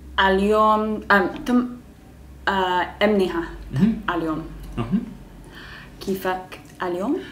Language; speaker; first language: Arabic; non-native, learner; English